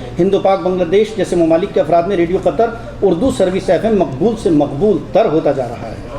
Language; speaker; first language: Urdu; native; Urdu